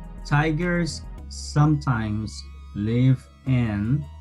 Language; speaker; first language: English; non-native, fluent; Spanish